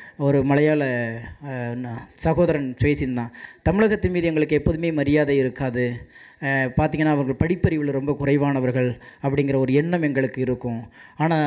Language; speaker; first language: Tamil; native; Tamil